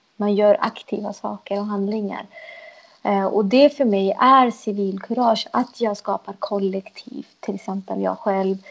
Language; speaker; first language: Swedish; early bilingual, other home language; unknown